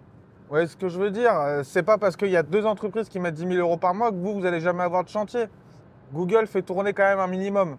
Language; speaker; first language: French; native; French